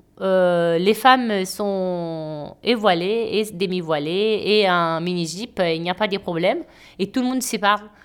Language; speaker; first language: French; non-native, fluent; Italian